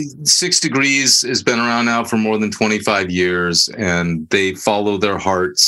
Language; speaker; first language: English; native; English